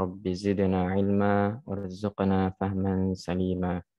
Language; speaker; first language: Arabic; non-native, fluent; Indonesian